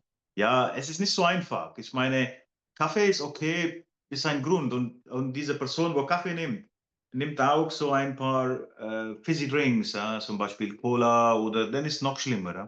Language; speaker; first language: German; non-native, fluent; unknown